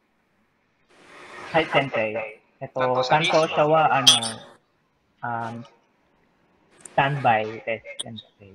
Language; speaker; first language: Japanese; non-native, learner; Filipino